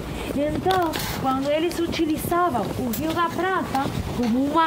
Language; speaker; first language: Portuguese; non-native, fluent; Spanish